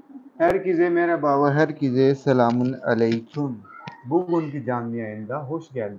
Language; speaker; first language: Turkish; non-native, learner; Urdu